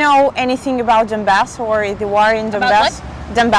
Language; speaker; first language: English; non-native, fluent; Spanish